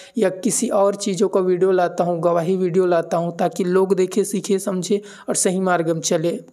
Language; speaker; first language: Hindi; native; Hindi